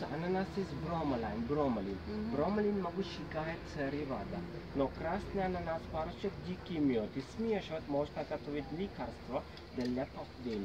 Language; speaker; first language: Russian; non-native, learner; Sinhala